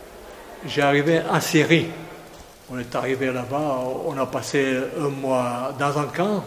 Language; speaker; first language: French; non-native, fluent; Greek